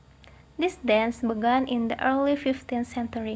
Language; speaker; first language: English; non-native, learner; Indonesian